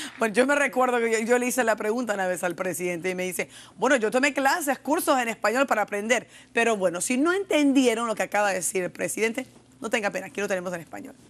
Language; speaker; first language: Spanish; early bilingual, heritage; Spanish